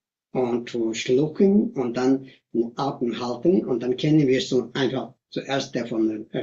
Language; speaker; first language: German; non-native, fluent; Tibetan